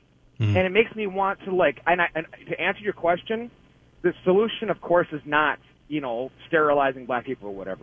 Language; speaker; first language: English; native; English